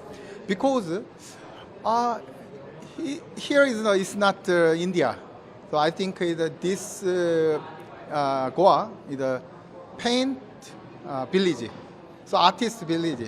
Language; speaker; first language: English; non-native, learner; Korean